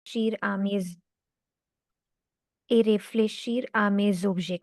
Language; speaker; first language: French; non-native, learner; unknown